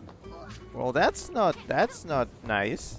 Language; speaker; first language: English; native; English